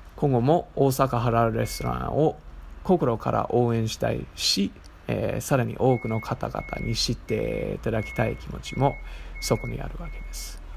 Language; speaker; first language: Japanese; non-native, fluent; English